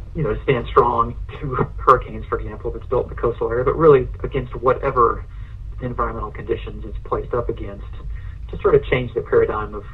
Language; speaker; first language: English; native; English